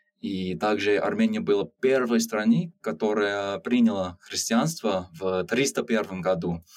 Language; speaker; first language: Russian; non-native, learner; English